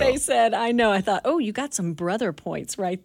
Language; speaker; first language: English; native; English